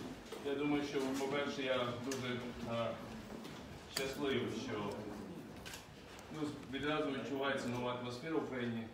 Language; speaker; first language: Ukrainian; non-native, fluent; Georgian